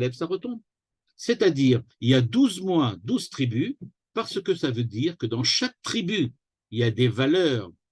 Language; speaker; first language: French; native; French